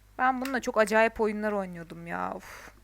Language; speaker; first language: Turkish; native; Turkish